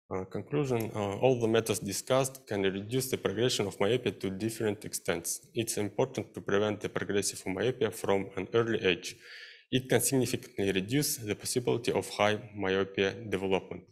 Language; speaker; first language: English; non-native, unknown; Russian